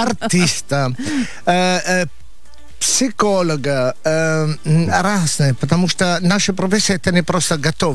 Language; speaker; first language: Russian; non-native, learner; Italian